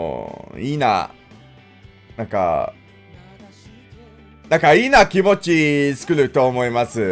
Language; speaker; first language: Japanese; non-native, learner; English